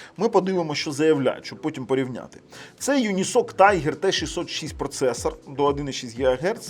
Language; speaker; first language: Ukrainian; non-native, local second language; Russian